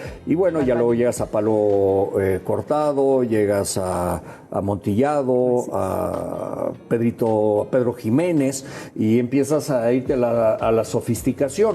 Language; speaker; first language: Spanish; native; Spanish